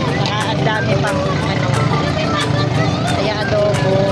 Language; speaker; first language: Filipino; native; Filipino